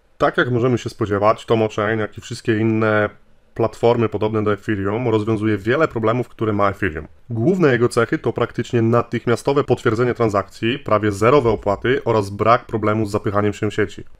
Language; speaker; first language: Polish; native; Polish